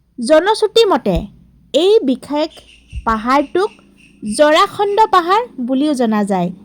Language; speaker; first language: Assamese; native; Assamese